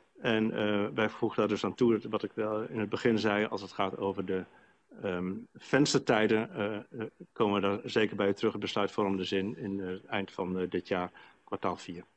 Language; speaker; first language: Dutch; native; Dutch